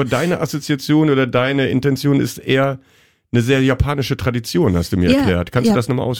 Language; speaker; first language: German; native; German